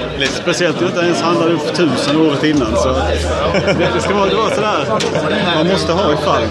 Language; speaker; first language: Swedish; native; Swedish